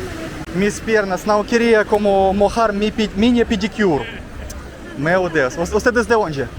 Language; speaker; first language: Portuguese; non-native, learner; Russian